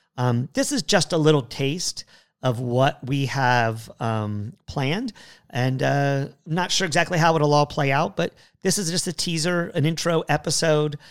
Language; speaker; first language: English; native; English